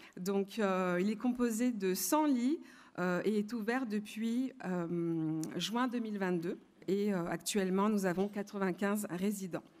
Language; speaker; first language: French; native; French